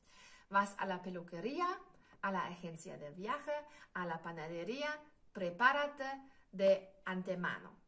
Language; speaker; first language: Spanish; non-native, fluent; German